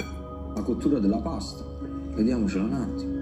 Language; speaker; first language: Italian; native; Italian